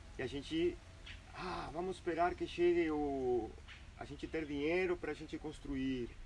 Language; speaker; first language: Portuguese; non-native, fluent; Spanish